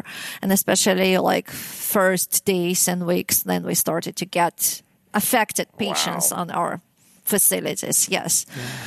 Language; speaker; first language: English; non-native, fluent; Russian